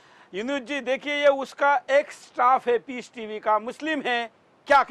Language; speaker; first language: Hindi; native; Hindi